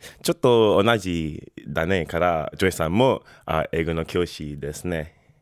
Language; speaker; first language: Japanese; non-native, learner; English